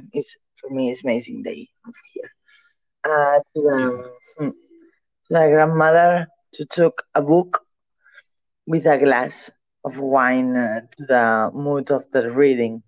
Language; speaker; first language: English; non-native, learner; Catalan